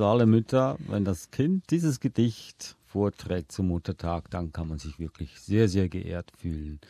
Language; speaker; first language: German; native; German